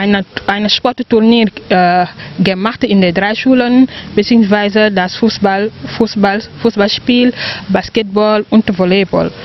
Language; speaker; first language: German; non-native, fluent; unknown